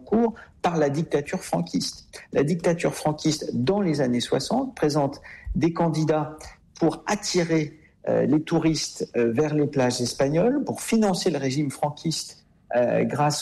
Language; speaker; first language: French; native; French